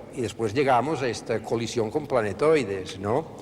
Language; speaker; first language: Spanish; non-native, local second language; Catalan